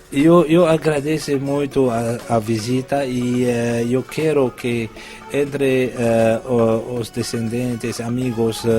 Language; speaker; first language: Portuguese; non-native, fluent; Arabic